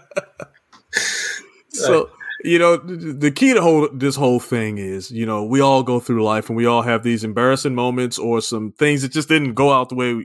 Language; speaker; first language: English; native; English